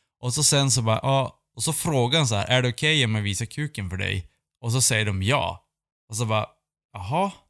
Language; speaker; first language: Swedish; native; Swedish